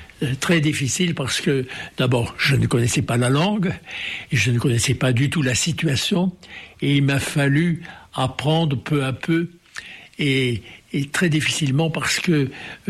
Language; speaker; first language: French; native; French